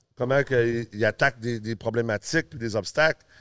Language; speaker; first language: French; early bilingual, other home language; English